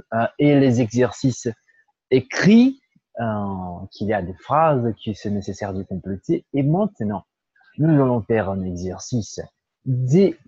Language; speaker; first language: French; non-native, learner; Portuguese